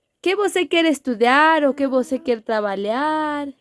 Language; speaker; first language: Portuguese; non-native, learner; Spanish